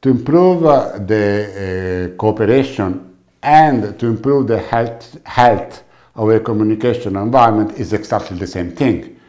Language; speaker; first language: English; non-native, fluent; Italian